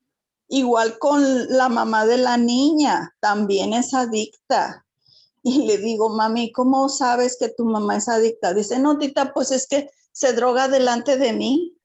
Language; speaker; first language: Spanish; native; Spanish